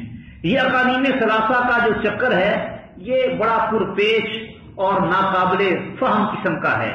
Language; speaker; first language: Urdu; native; Urdu